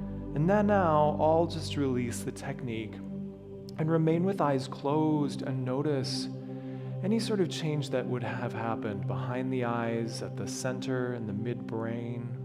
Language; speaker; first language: English; native; English